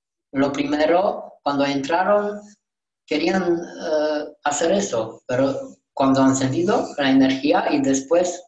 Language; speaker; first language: Spanish; non-native, learner; Romanian